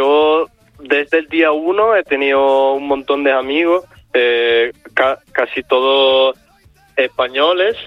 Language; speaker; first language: Spanish; non-native, fluent; Italian